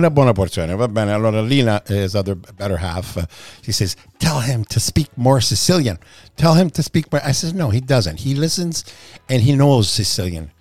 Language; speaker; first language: English; early bilingual, other home language; Italian